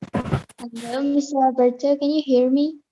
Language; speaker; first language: English; non-native, learner; Indonesian